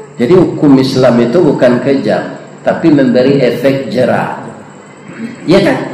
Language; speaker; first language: Malay; non-native, local second language; Minangkabau